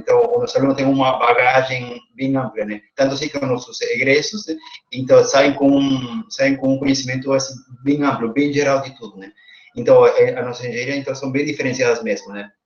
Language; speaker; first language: Portuguese; non-native, fluent; Spanish